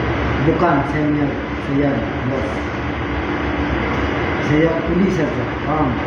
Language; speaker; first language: Indonesian; non-native, learner; Bangla